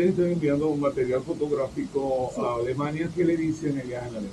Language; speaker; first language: Spanish; native; Spanish